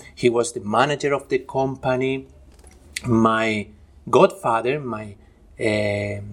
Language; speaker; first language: English; non-native, fluent; Spanish